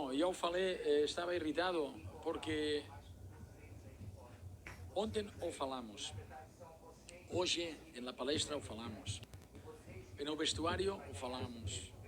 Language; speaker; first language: Portuguese; non-native, learner; Spanish